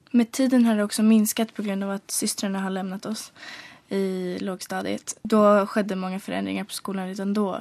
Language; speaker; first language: Swedish; early bilingual, other home language; Polish